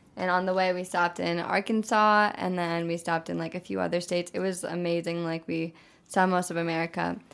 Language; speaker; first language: English; native; English